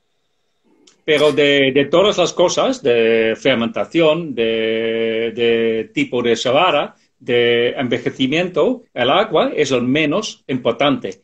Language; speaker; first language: Spanish; non-native, fluent; Dutch